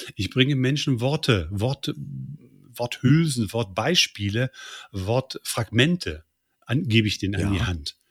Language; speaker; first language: German; native; German